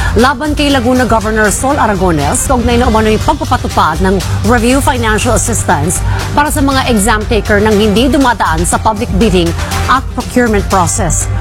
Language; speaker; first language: Filipino; native; Filipino